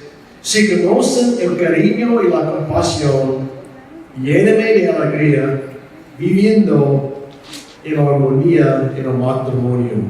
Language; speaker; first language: Spanish; non-native, fluent; English